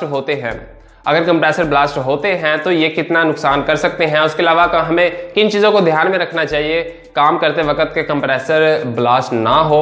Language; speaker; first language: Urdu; non-native, local second language; Punjabi